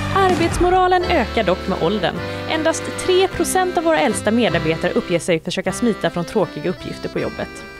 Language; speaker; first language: Swedish; native; Swedish